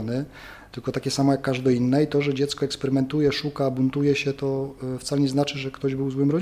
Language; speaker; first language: Polish; native; Polish